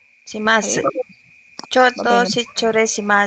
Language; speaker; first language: Japanese; non-native, learner; Filipino